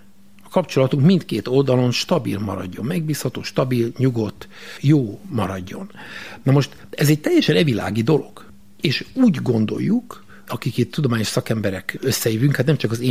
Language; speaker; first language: Hungarian; native; Hungarian